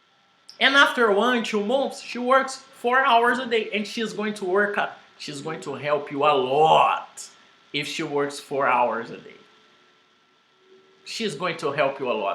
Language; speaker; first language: English; non-native, fluent; Portuguese